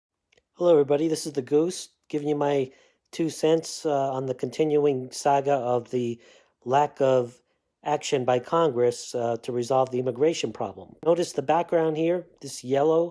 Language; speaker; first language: English; native; English